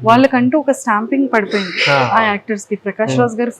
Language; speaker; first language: Telugu; native; Telugu